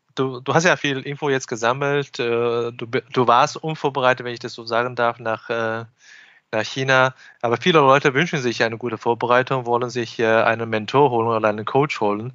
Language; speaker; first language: German; non-native, fluent; Chinese